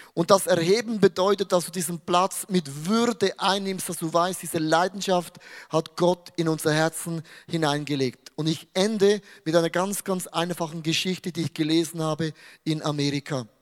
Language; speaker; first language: German; native; German